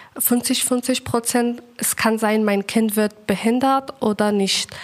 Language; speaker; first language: German; non-native, learner; Persian